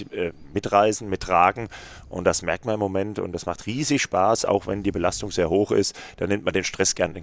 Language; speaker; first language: German; native; German